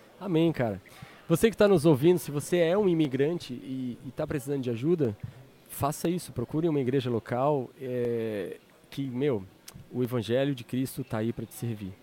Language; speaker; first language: Portuguese; native; Portuguese